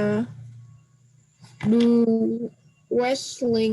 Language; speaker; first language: English; non-native, learner; Vietnamese